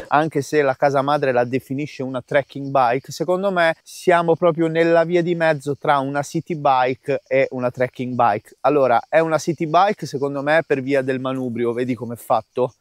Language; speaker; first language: Italian; native; Italian